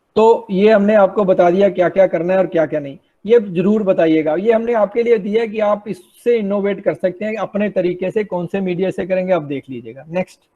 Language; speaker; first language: Hindi; non-native, local second language; Punjabi